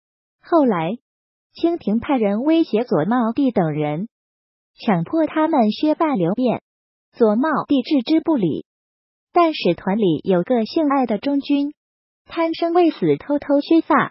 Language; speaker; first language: Chinese; native; Chinese